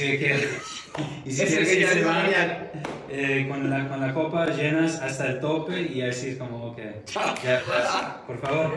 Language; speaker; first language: Spanish; non-native, fluent; Arabic